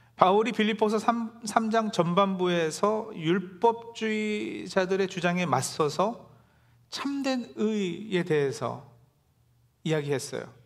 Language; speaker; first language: Korean; native; Korean